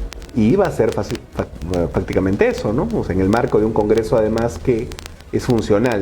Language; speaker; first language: Spanish; native; Spanish